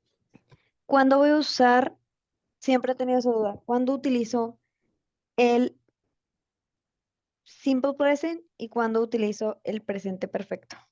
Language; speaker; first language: Spanish; native; Spanish